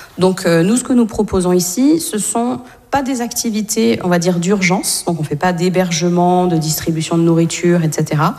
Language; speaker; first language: French; native; French